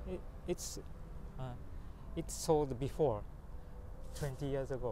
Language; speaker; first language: English; non-native, learner; Japanese